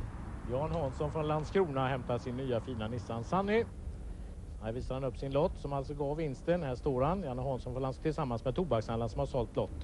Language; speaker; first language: Swedish; native; Swedish